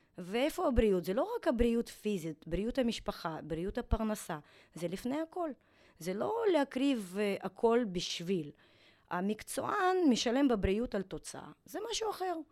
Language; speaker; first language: Hebrew; non-native, fluent; Russian